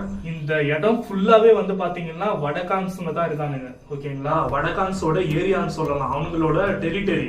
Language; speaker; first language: Tamil; native; Tamil